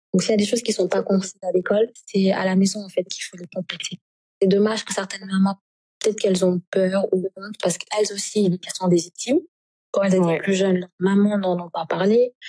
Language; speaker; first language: French; non-native, local second language; Wolof